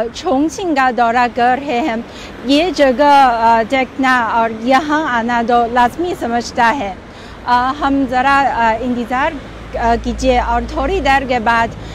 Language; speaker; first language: Urdu; non-native, fluent; Chinese